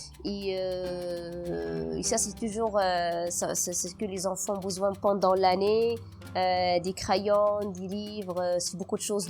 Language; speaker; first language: French; non-native, local second language; Berber languages